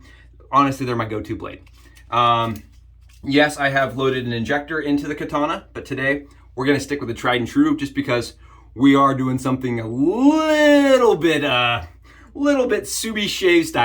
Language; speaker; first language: English; native; English